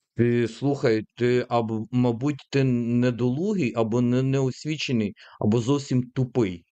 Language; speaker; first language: Ukrainian; native; Ukrainian